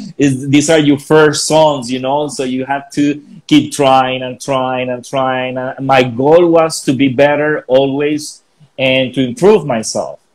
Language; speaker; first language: English; non-native, fluent; Spanish